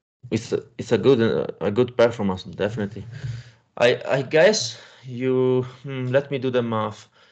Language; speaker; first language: English; non-native, fluent; Italian